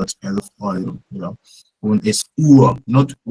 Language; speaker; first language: German; non-native, learner; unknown